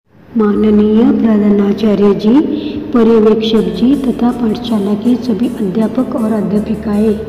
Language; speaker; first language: Hindi; non-native, local second language; Marathi